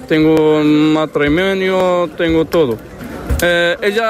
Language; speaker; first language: Spanish; non-native, learner; Arabic